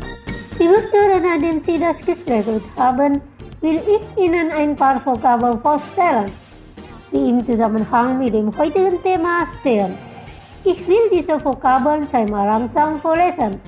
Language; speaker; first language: German; non-native, fluent; Indonesian